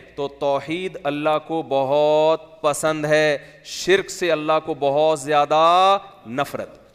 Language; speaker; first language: Urdu; native; Urdu